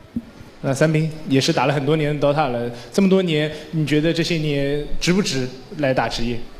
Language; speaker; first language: Chinese; native; Chinese